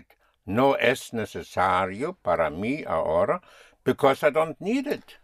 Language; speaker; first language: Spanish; non-native, fluent; English